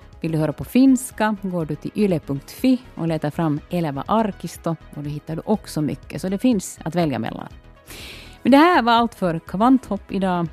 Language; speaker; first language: Swedish; native; Swedish